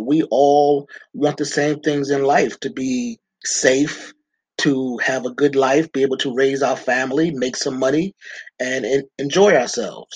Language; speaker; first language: English; native; English